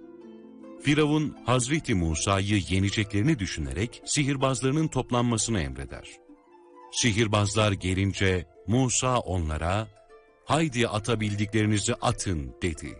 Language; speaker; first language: Turkish; native; Turkish